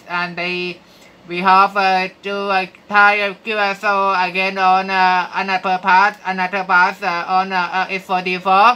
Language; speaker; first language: English; non-native, learner; Thai